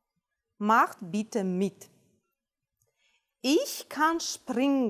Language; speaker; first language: German; non-native, fluent; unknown